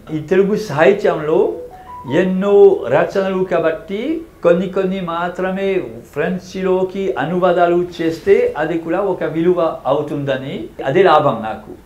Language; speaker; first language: Telugu; non-native, fluent; French